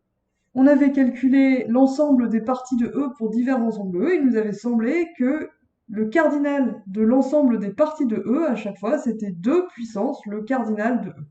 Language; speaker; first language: French; native; French